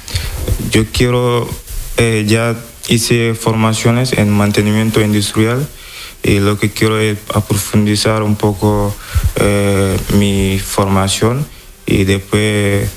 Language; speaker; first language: Spanish; non-native, learner; Wolof